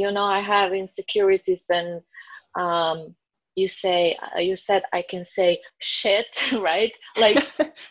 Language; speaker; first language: English; non-native, fluent; Croatian